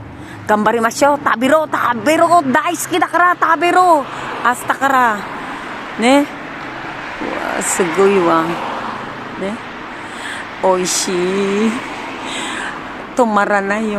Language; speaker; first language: Japanese; non-native, learner; Filipino